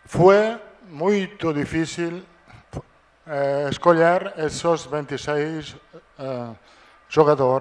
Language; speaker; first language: Portuguese; non-native, learner; Italian